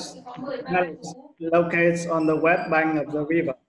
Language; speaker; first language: English; non-native, learner; Vietnamese